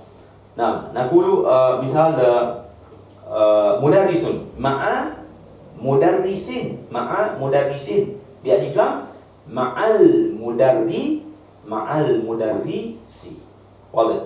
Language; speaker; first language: Arabic; non-native, fluent; Malay